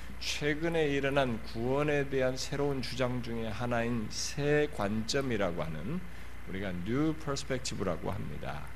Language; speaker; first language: Korean; native; Korean